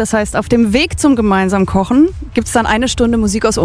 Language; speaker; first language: German; native; German